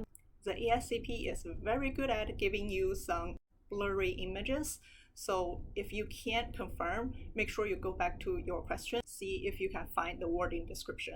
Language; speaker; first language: English; non-native, fluent; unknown